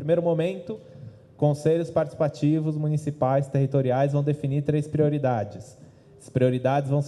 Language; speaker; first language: Portuguese; native; Portuguese